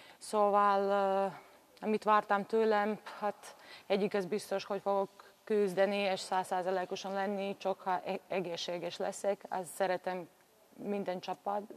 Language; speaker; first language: Hungarian; non-native, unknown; Serbian